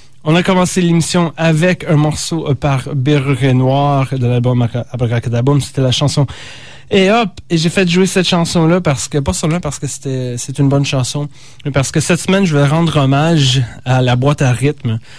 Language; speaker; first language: French; native; French